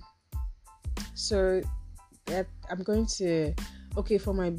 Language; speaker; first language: English; non-native, local second language; Yoruba